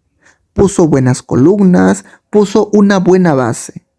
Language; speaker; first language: Spanish; native; Spanish